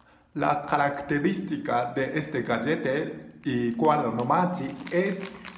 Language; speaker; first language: Spanish; non-native, learner; Japanese